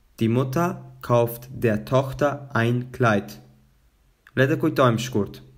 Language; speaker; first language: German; non-native, fluent; Albanian